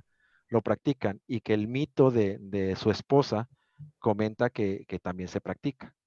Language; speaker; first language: Spanish; native; Spanish